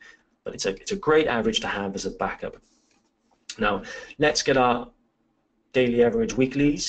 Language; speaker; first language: English; native; English